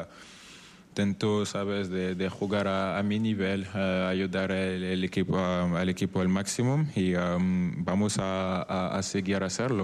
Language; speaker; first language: Spanish; non-native, fluent; French